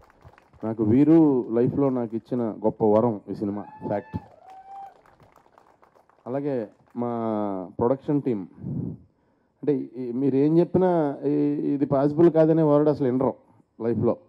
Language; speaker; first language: Telugu; native; Telugu